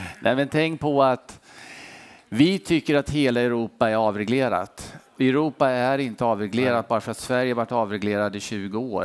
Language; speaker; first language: Swedish; native; Swedish